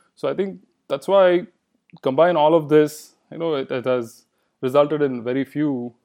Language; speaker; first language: English; non-native, local second language; Kannada